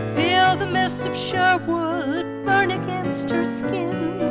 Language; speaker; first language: English; native; English